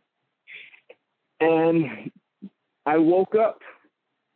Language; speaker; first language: English; native; English